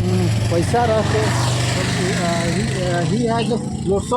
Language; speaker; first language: English; non-native, learner; Hindi